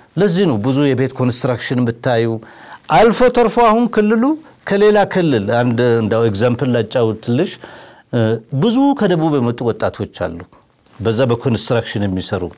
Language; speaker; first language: Amharic; non-native, local second language; Somali